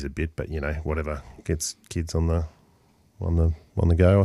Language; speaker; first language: English; native; English